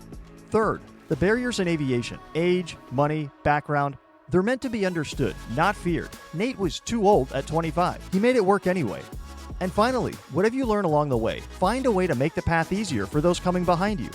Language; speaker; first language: English; native; English